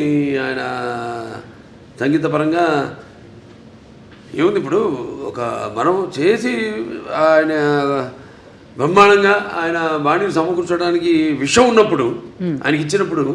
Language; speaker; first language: Telugu; native; Telugu